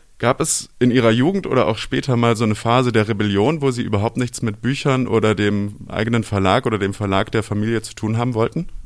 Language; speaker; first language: German; native; German